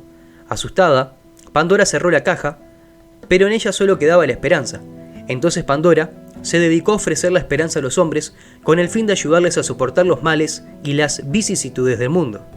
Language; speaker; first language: Spanish; native; Spanish